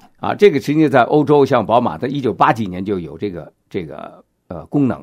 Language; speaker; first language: Chinese; native; Chinese